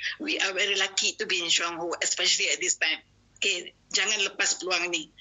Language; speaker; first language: English; non-native, local second language; Malay